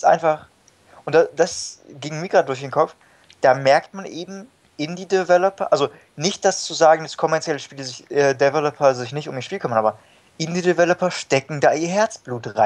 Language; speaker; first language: German; native; German